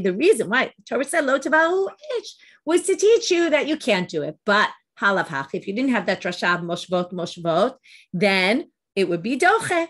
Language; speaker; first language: English; native; English